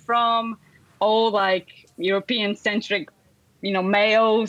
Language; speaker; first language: English; non-native, fluent; Portuguese